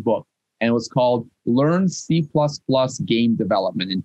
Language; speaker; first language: English; non-native, fluent; Russian